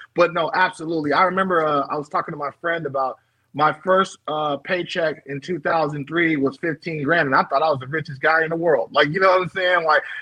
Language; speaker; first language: English; native; English